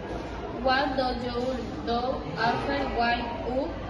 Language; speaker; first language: English; non-native, learner; Spanish